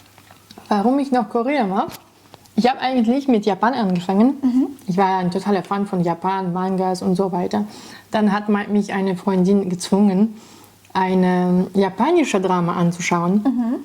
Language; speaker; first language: German; non-native, fluent; Russian